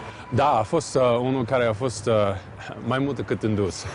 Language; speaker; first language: Romanian; non-native, learner; English